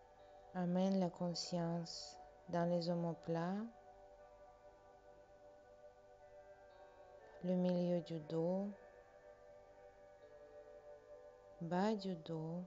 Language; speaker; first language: French; non-native, fluent; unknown